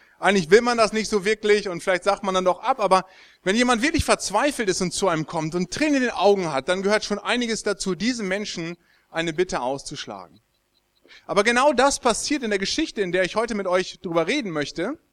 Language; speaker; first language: German; native; German